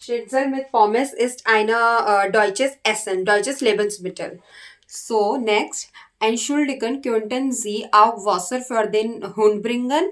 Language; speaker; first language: German; non-native, learner; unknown